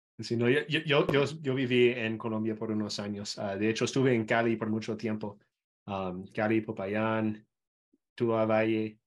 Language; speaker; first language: Spanish; non-native, fluent; English